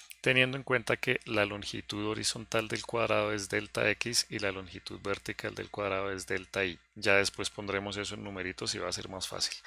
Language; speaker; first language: Spanish; native; Spanish